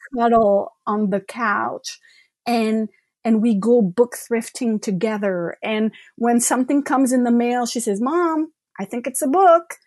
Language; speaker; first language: English; non-native, fluent; French